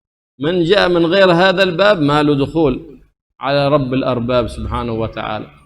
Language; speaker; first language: Arabic; native; Arabic